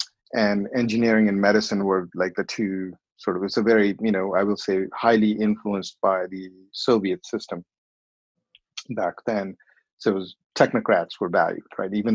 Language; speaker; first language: English; non-native, local second language; Hindi